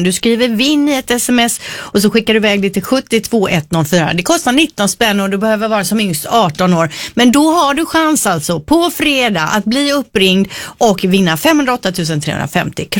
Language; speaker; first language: Swedish; native; Swedish